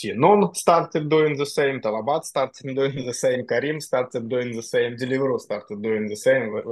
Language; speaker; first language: English; non-native, fluent; Russian